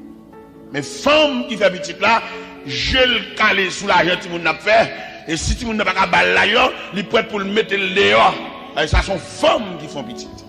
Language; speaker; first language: French; non-native, local second language; Haitian Creole